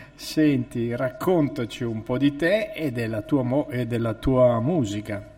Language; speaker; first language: Italian; native; Italian